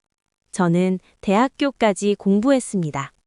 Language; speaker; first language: Korean; non-native, learner; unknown